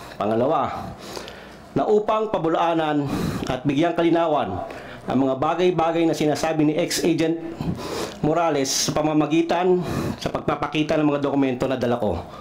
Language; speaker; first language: Filipino; non-native, local second language; Cebuano